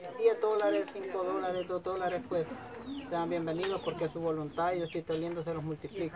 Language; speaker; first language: Spanish; native; Spanish